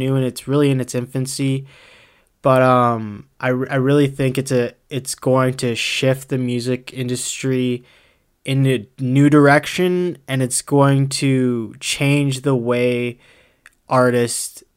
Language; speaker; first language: English; early bilingual, other home language; Filipino